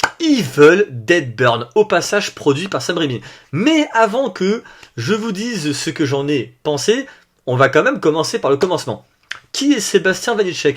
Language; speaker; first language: French; native; French